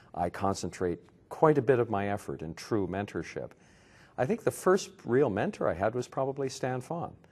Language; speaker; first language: English; native; English